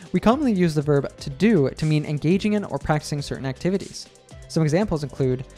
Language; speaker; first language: English; native; English